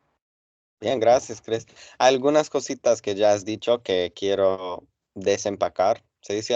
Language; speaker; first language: Spanish; non-native, fluent; English